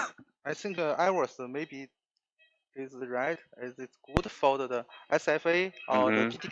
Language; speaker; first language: English; non-native, learner; Chinese